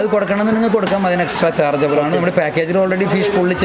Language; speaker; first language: Malayalam; native; Malayalam